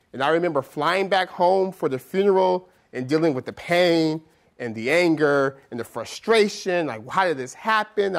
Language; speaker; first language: English; native; English